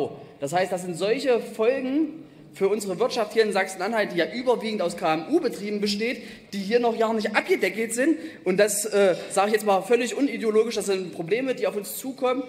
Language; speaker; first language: German; native; German